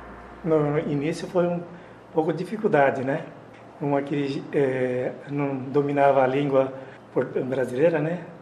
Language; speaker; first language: Portuguese; non-native, fluent; Japanese